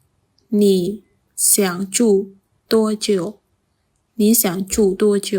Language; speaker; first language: Chinese; non-native, fluent; Khmer